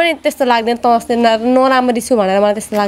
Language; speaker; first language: Nepali; native; Nepali